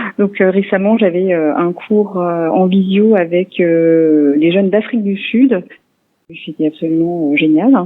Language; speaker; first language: French; non-native, local second language; Swiss German